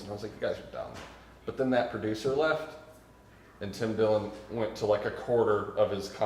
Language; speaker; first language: English; native; English